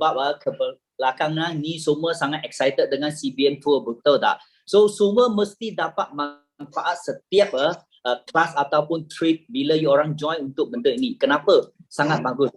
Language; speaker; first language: Malay; native; Malay